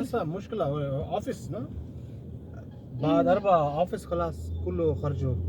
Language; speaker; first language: Arabic; non-native, learner; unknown